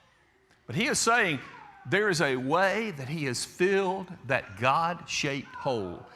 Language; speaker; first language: English; native; English